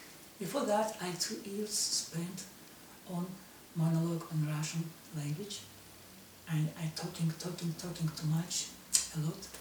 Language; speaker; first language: English; non-native, learner; Russian